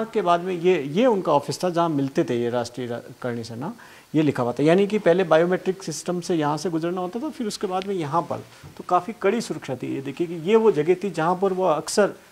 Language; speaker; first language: Hindi; native; Hindi